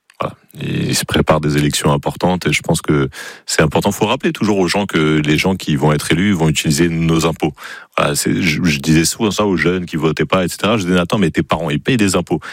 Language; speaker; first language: French; native; French